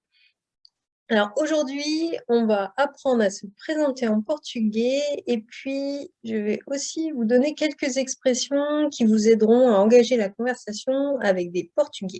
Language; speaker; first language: French; native; French